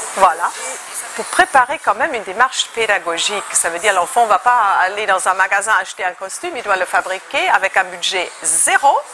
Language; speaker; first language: French; non-native, fluent; German